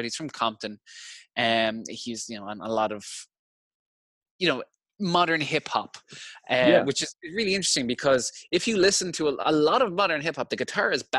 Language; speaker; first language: English; native; English